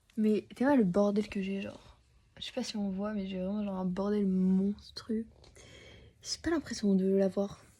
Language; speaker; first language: French; native; French